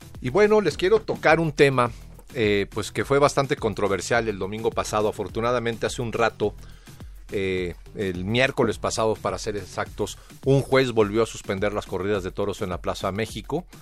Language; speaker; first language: Spanish; native; Spanish